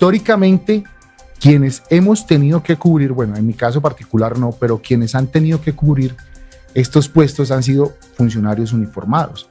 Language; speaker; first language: Spanish; native; Spanish